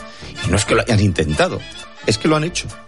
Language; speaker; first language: Spanish; native; Spanish